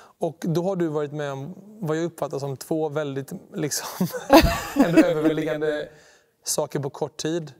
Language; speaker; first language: Swedish; native; Swedish